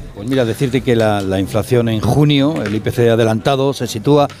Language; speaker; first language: Spanish; non-native, fluent; Arabic